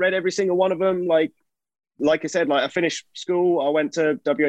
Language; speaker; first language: English; native; English